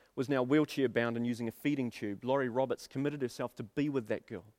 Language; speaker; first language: English; native; English